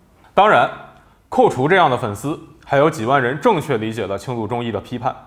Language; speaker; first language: Chinese; native; Chinese